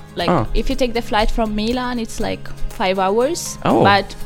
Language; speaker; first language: English; non-native, fluent; Azerbaijani